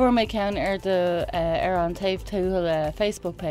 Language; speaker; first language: Irish; non-native, learner; English